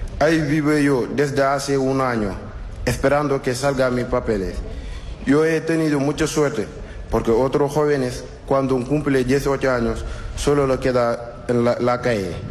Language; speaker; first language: Spanish; non-native, learner; Wolof